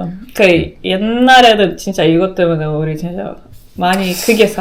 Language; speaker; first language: Korean; non-native, learner; Russian